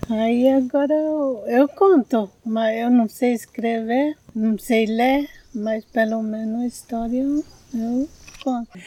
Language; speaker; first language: Portuguese; non-native, local second language; Guarani